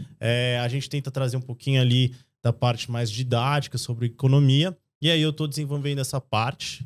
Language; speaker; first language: Portuguese; native; Portuguese